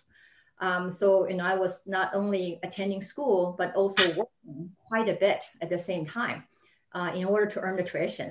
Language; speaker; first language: English; non-native, fluent; Chinese